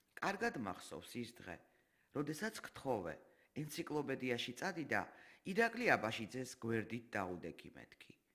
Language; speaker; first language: Georgian; native; Georgian